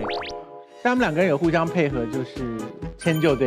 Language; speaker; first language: Chinese; native; Chinese